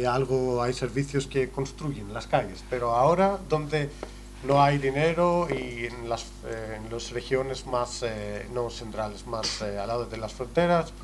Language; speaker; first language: Spanish; non-native, learner; Greek